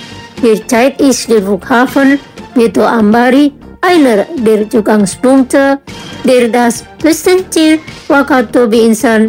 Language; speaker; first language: German; non-native, fluent; Indonesian